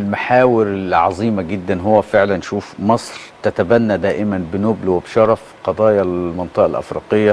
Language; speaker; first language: Arabic; native; Arabic